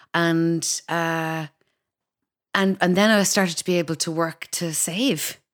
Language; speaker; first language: English; native; English